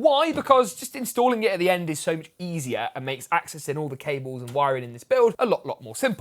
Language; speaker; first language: English; native; English